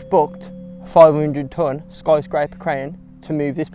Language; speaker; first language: English; native; English